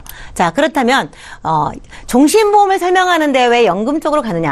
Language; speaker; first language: Korean; native; Korean